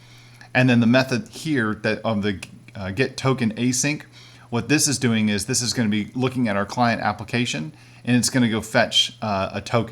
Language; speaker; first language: English; native; English